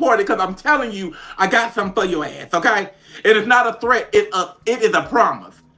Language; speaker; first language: English; native; English